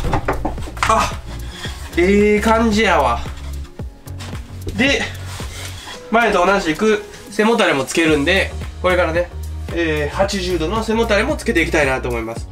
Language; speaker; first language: Japanese; native; Japanese